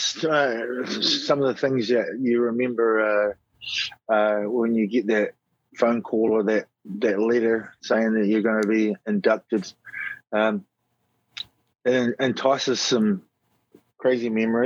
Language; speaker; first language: English; native; English